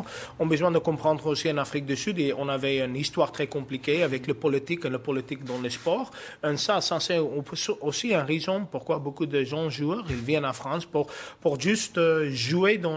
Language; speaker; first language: French; non-native, fluent; Afrikaans